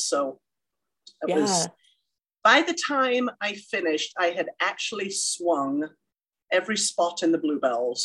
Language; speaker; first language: English; native; English